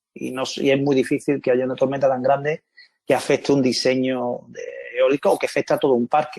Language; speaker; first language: Spanish; native; Spanish